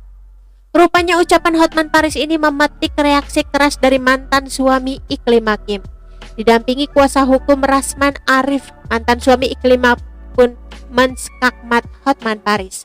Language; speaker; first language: Indonesian; native; Indonesian